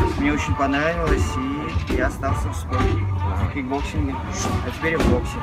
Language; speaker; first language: Russian; native; Russian